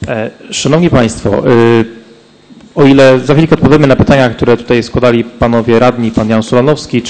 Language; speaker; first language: Polish; native; Polish